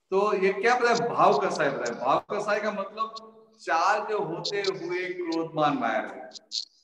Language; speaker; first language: Hindi; non-native, local second language; Gujarati